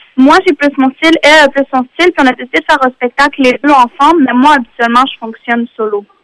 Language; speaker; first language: French; native; French